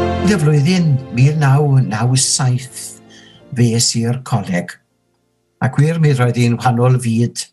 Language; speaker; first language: Welsh; native; Welsh